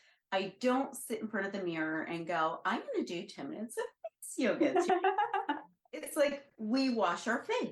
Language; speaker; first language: English; native; English